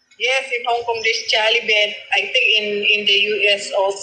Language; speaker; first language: English; non-native, local second language; Filipino